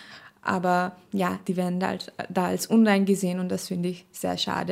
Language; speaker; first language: German; non-native, fluent; Nepali